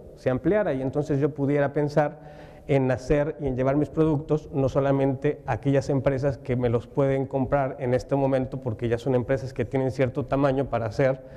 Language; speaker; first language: Spanish; native; Spanish